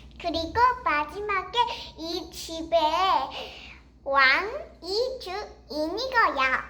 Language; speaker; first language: Korean; early bilingual, heritage; Korean